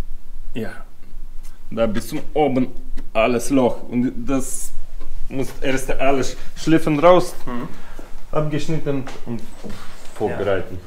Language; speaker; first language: German; non-native, learner; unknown